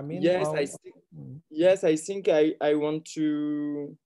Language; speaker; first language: English; non-native, learner; French